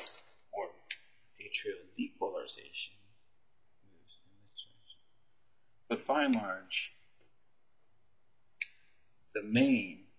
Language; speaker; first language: English; native; English